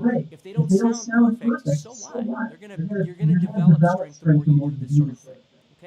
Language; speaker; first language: English; native; English